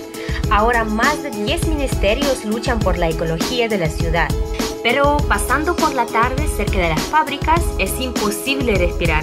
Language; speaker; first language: Spanish; non-native, fluent; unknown